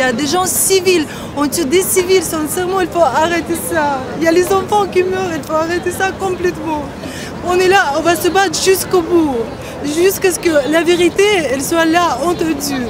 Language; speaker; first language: French; non-native, fluent; Russian